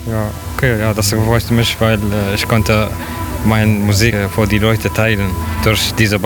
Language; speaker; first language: German; non-native, learner; Arabic